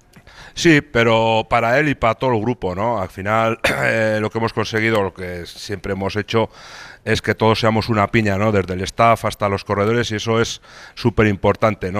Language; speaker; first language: Spanish; native; Spanish